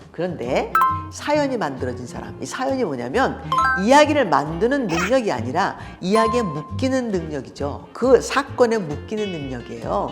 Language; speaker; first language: Korean; early bilingual, heritage; Korean